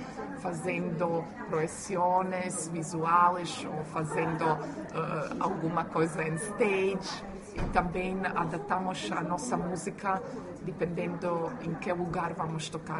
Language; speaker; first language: Portuguese; non-native, learner; Croatian